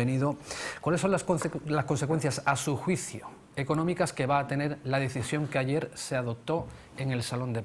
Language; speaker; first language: Spanish; native; Spanish